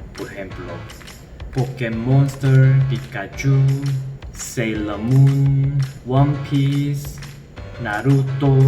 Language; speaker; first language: Spanish; non-native, learner; Korean